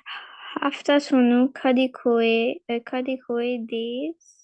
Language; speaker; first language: Turkish; non-native, learner; Urdu